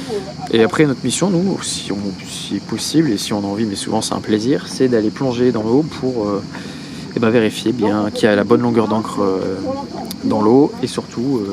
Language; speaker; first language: French; native; French